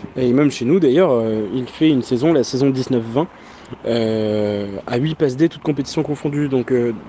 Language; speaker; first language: French; native; French